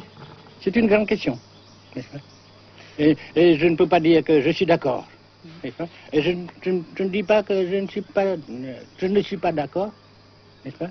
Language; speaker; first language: French; non-native, local second language; Vietnamese